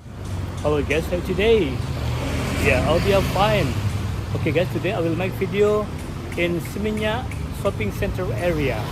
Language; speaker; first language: English; non-native, local second language; Indonesian